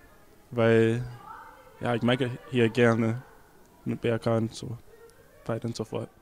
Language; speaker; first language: German; non-native, learner; English